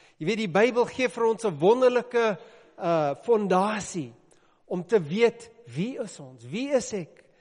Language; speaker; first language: Afrikaans; non-native, local second language; English